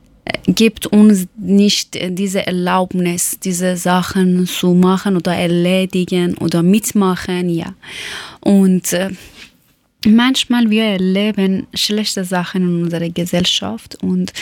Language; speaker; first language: German; non-native, learner; Persian